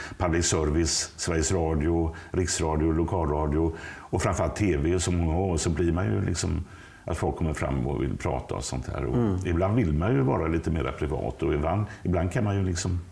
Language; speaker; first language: Swedish; native; Swedish